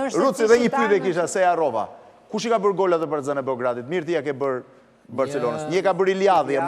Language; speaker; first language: Albanian; native; Albanian